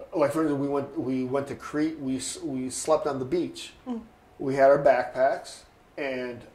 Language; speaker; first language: English; native; English